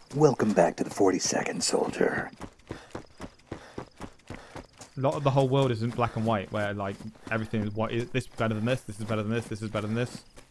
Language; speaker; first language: English; native; English